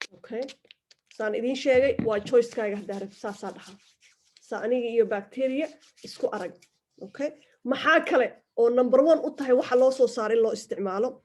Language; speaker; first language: Somali; early bilingual, heritage; Somali